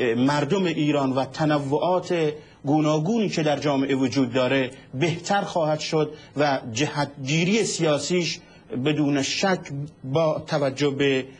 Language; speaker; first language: Persian; non-native, local second language; Central Kurdish